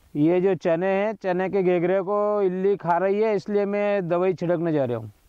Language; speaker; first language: Hindi; native; Hindi